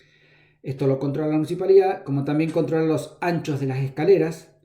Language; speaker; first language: Spanish; native; Spanish